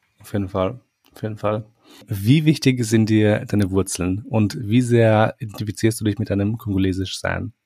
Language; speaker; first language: German; early bilingual, other home language; Albanian